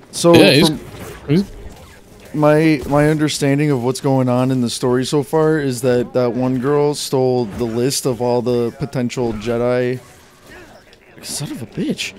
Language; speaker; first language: English; native; English